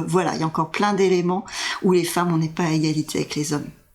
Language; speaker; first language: French; native; French